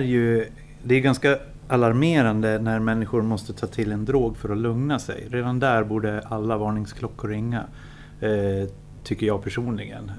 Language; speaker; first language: Swedish; native; Swedish